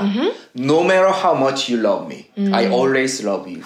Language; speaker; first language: English; non-native, fluent; Korean